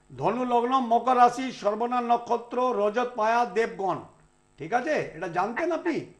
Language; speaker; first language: Bangla; non-native, local second language; Punjabi